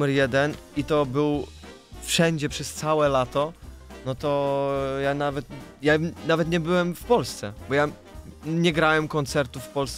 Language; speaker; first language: Polish; early bilingual, other home language; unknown